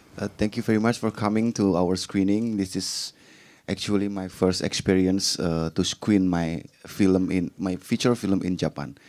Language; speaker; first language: English; non-native, fluent; Indonesian